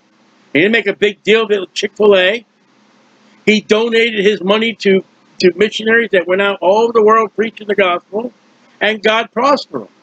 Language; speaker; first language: English; native; English